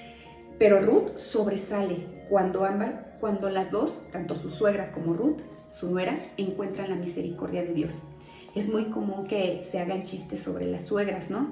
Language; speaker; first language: Spanish; native; Spanish